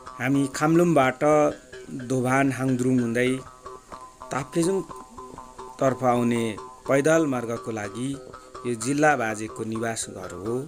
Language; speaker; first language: Nepali; non-native, local second language; Limbu